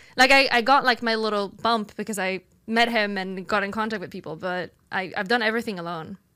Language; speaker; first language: English; non-native, fluent; Swedish